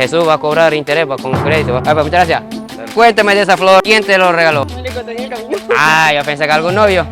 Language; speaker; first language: Spanish; non-native, fluent; English